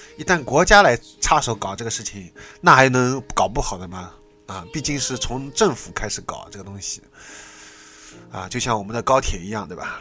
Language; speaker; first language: Chinese; native; Chinese